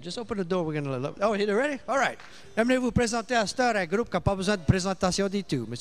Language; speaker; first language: English; native; English